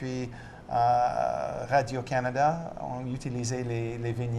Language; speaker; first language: French; non-native, local second language; English